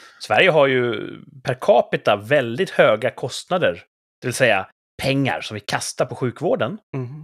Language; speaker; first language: Swedish; native; Swedish